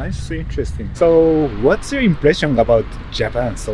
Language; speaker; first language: English; non-native, fluent; Japanese